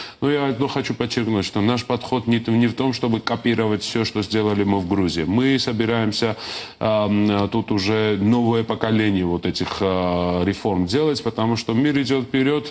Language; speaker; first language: Russian; non-native, local second language; Georgian